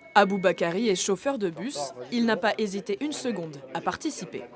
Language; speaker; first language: French; native; French